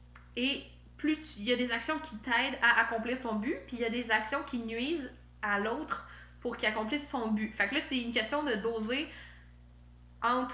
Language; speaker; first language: French; native; French